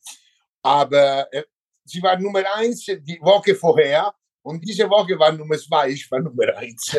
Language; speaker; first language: German; non-native, learner; Italian